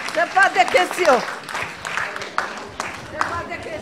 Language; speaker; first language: French; non-native, local second language; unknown